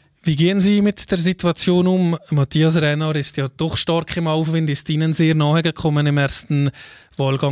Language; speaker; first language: German; native; German